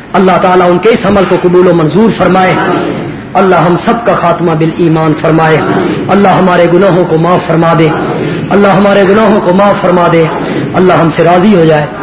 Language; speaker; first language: Urdu; non-native, local second language; Punjabi